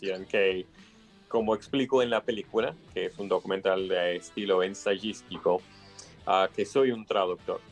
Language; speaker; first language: Spanish; non-native, fluent; English